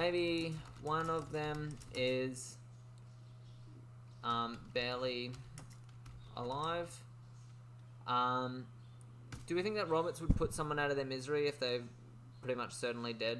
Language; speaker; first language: English; native; English